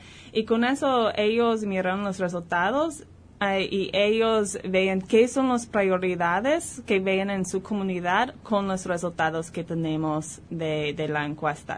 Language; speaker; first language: Spanish; early bilingual, heritage; Spanish